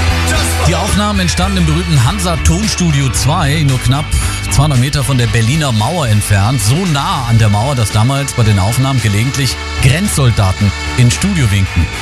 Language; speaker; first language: German; native; German